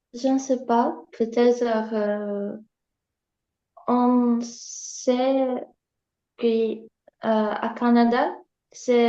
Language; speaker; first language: French; non-native, learner; Russian